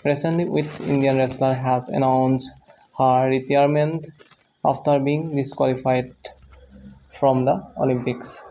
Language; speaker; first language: English; non-native, local second language; Assamese